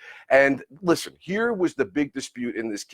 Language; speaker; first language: English; native; English